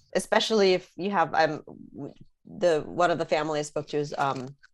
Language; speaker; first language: English; early bilingual, other home language; Russian